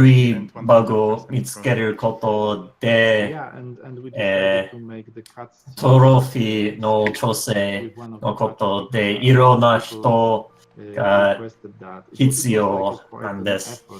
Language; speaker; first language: Japanese; non-native, learner; English